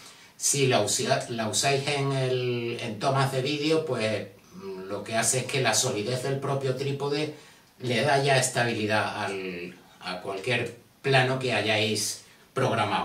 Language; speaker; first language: Spanish; native; Spanish